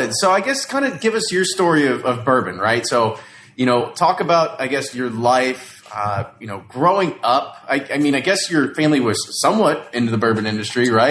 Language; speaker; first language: English; native; English